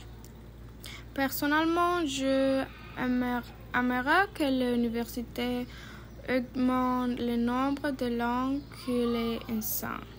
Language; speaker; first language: French; non-native, learner; Spanish